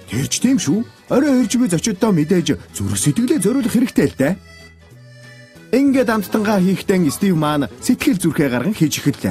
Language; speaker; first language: Mongolian; native; Mongolian